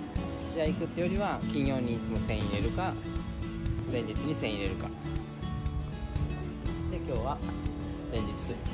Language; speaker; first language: Japanese; native; Japanese